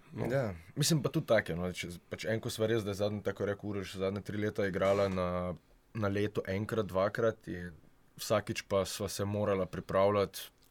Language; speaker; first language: Slovenian; native; Slovenian